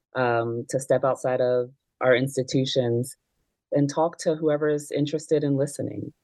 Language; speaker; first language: English; native; English